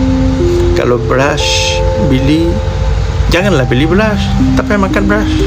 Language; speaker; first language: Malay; non-native, learner; Bangla